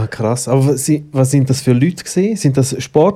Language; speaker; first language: German; native; German